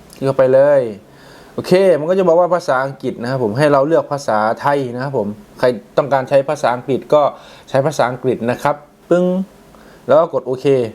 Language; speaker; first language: Thai; native; Thai